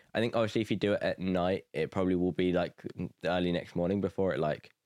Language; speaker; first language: English; native; English